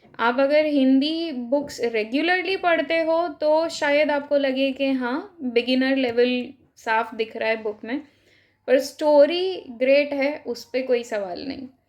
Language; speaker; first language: Hindi; native; Hindi